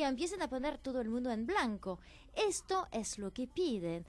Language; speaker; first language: Spanish; non-native, fluent; French